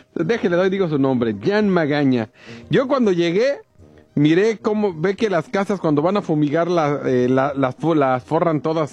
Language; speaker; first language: Spanish; native; Spanish